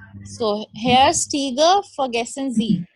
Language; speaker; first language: German; non-native, learner; Hindi